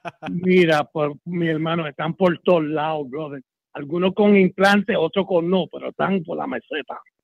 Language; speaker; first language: Spanish; native; Spanish